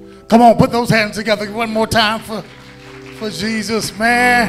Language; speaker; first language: English; native; English